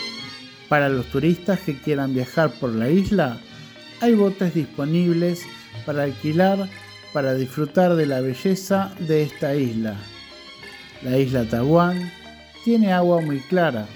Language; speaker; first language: Spanish; non-native, fluent; Indonesian